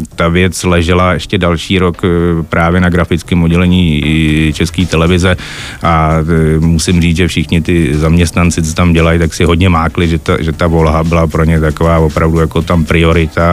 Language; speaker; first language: Czech; native; Czech